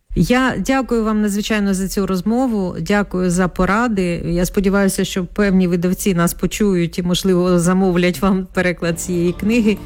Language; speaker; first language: Ukrainian; native; Ukrainian